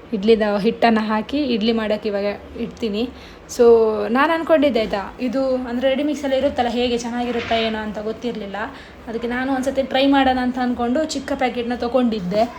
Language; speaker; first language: Kannada; non-native, local second language; Tulu